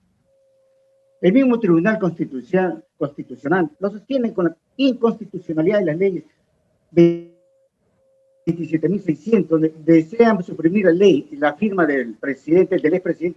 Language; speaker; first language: Spanish; native; Spanish